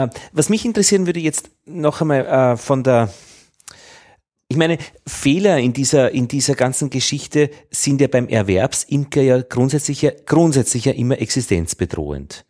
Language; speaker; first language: German; native; German